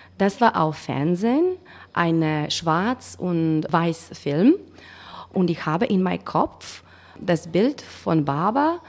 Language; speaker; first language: German; non-native, learner; Macedonian